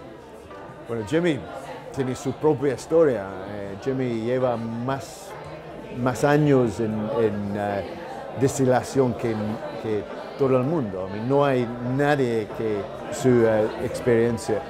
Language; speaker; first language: Spanish; non-native, learner; English